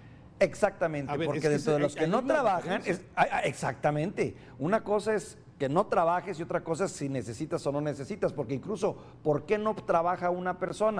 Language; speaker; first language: Spanish; native; Spanish